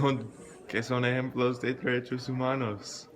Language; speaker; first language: Spanish; non-native, learner; English